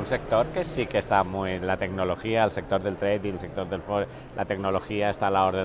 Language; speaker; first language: Spanish; native; Spanish